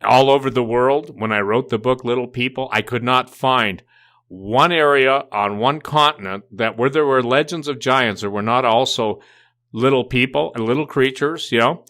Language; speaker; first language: English; native; English